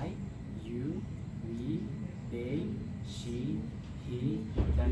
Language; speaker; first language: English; non-native, fluent; Indonesian